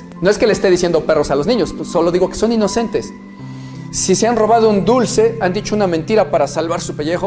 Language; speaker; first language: Spanish; native; Spanish